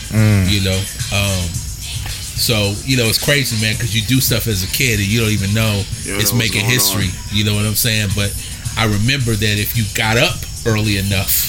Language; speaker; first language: English; native; English